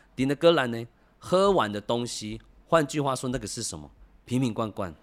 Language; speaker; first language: Chinese; native; Chinese